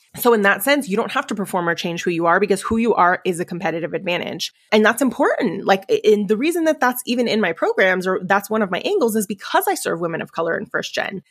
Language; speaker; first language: English; early bilingual, other home language; Spanish